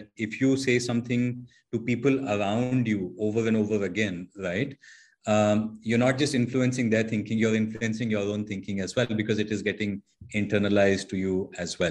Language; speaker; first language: English; non-native, local second language; Hindi